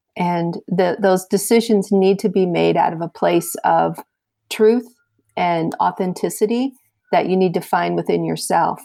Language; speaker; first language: English; native; English